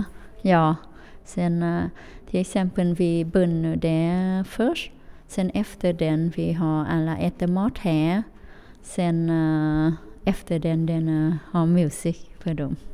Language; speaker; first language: Swedish; non-native, learner; Vietnamese